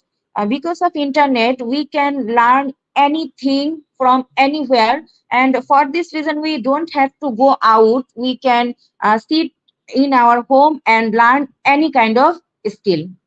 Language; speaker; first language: English; non-native, learner; Bangla